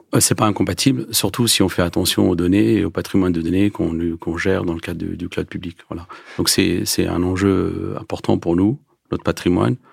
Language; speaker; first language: French; early bilingual, other home language; Turkish